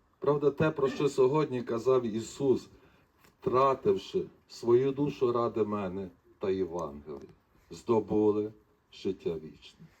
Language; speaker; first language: Ukrainian; native; Ukrainian